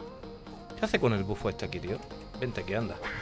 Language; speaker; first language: Spanish; native; Spanish